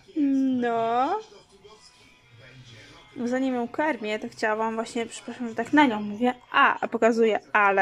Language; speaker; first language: Polish; native; Polish